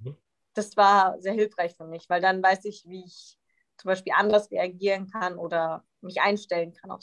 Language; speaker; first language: German; non-native, learner; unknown